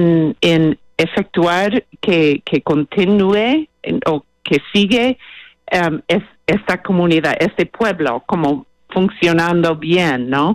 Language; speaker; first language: Spanish; non-native, fluent; English